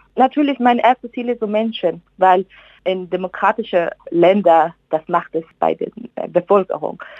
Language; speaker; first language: German; non-native, fluent; Persian